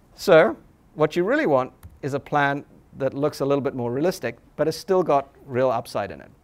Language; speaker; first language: English; native; English